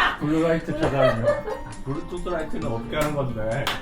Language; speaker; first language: Korean; native; Korean